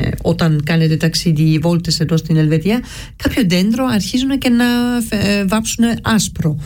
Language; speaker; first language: Greek; early bilingual, heritage; Greek